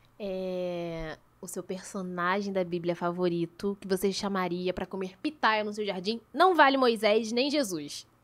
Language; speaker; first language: Portuguese; native; Portuguese